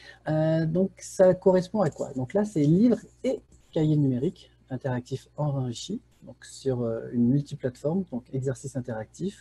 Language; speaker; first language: French; native; French